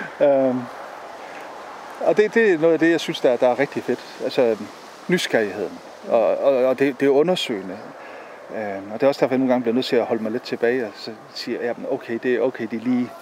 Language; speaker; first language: Danish; native; Danish